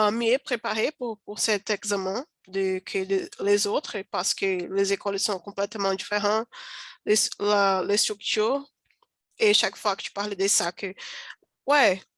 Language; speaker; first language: French; non-native, learner; Portuguese